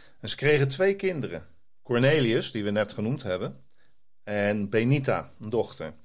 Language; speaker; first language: Dutch; native; Dutch